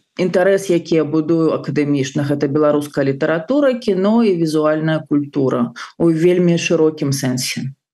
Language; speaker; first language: Belarusian; non-native, local second language; Russian